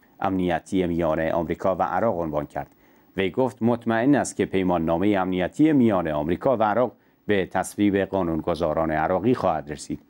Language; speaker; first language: Persian; non-native, local second language; Central Kurdish